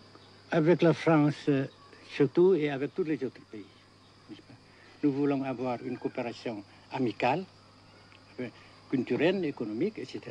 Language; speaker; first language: French; non-native, fluent; Vietnamese